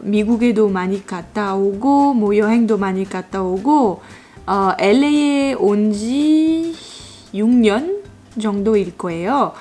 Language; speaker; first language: Korean; non-native, fluent; French